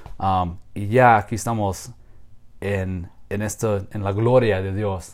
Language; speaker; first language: Spanish; non-native, fluent; English